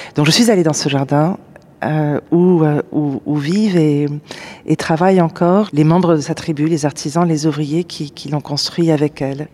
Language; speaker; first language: French; native; French